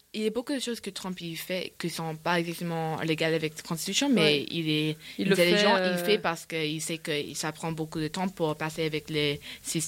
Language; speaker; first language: French; non-native, learner; English